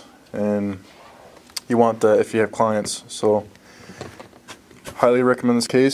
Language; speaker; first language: English; native; English